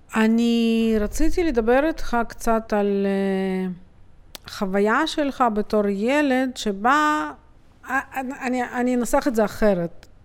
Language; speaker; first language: Hebrew; native; Hebrew